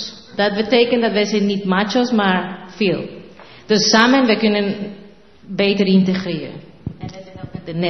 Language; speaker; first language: Dutch; non-native, learner; Spanish